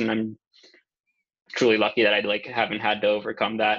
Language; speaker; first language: English; native; English